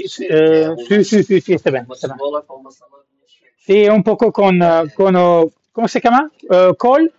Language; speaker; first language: Portuguese; non-native, learner; English